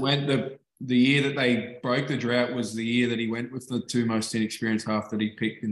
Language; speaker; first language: English; native; English